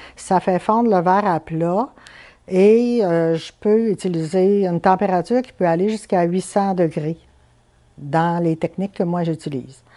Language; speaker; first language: French; native; French